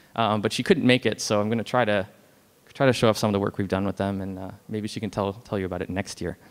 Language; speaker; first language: English; native; English